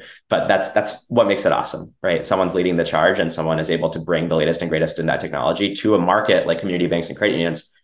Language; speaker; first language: English; native; English